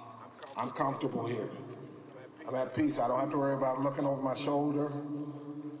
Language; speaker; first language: English; native; English